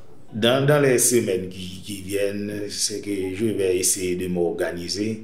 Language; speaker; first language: French; non-native, local second language; Haitian Creole